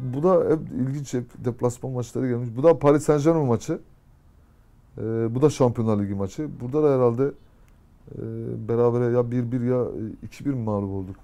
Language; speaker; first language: Turkish; early bilingual, heritage; Turkish